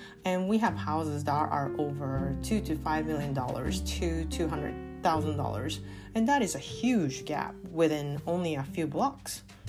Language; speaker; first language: English; non-native, fluent; Japanese